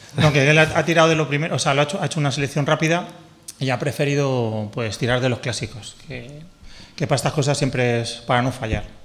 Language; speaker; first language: Spanish; native; Spanish